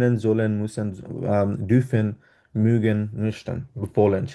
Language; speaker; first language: German; non-native, fluent; Bangla